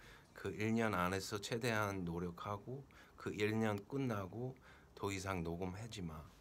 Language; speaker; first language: Korean; early bilingual, heritage; Korean